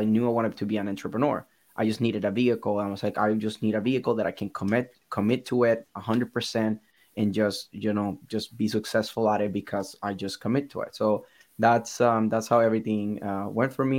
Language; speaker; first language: English; non-native, fluent; Spanish